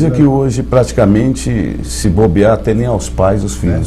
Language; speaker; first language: Portuguese; native; Portuguese